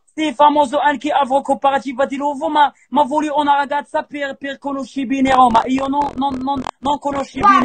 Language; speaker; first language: Italian; non-native, learner; Arabic